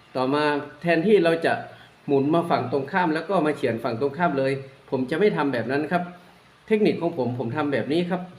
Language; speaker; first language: Thai; non-native, local second language; Northeastern Thai